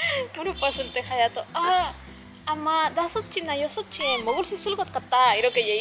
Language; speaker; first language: Korean; non-native, learner; Spanish